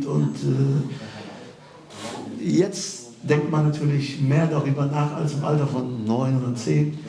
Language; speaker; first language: German; early bilingual, other home language; Kurdish